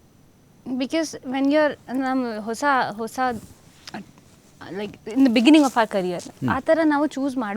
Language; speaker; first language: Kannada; non-native, learner; Hindi